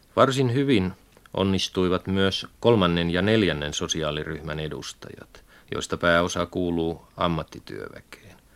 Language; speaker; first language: Finnish; native; Finnish